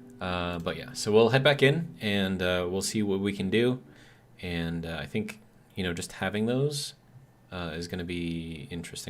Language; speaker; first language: English; native; English